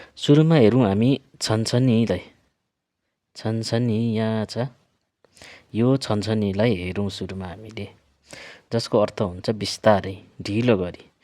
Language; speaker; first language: Nepali; native; Nepali